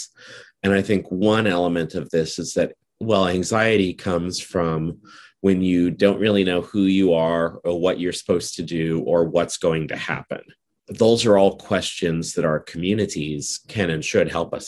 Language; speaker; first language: English; native; English